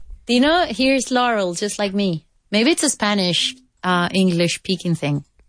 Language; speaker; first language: English; non-native, fluent; Spanish